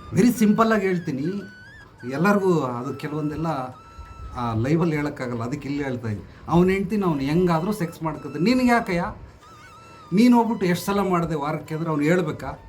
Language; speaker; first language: Kannada; native; Kannada